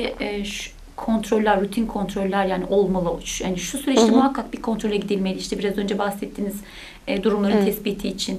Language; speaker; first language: Turkish; native; Turkish